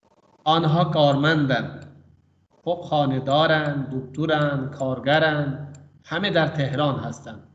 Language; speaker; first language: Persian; non-native, fluent; Urdu